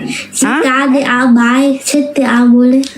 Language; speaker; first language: Indonesian; non-native, learner; Vietnamese